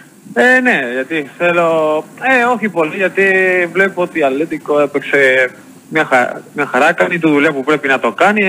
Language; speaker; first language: Greek; non-native, learner; Spanish